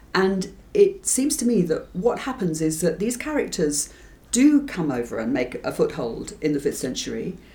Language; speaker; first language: English; native; English